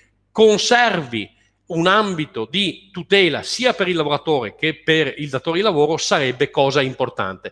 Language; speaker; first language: Italian; native; Italian